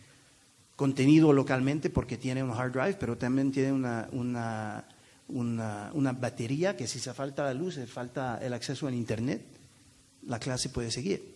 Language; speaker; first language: Spanish; non-native, fluent; French